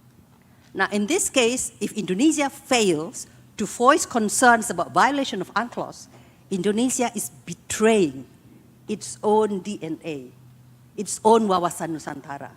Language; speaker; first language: English; non-native, fluent; Indonesian